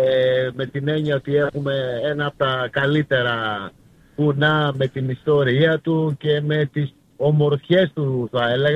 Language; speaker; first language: Greek; native; Greek